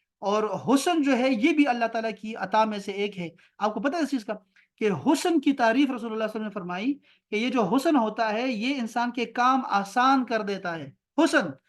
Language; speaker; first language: Urdu; non-native, local second language; Pashto